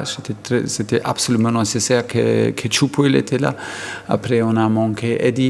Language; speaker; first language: French; non-native, fluent; German